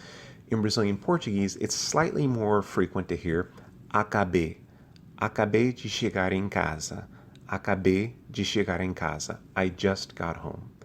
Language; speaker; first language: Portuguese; non-native, fluent; English